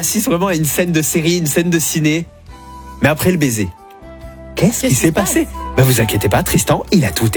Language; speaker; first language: French; native; French